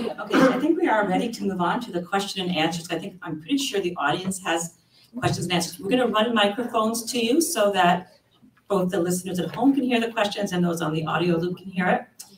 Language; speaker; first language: English; native; English